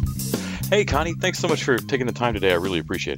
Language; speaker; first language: English; native; English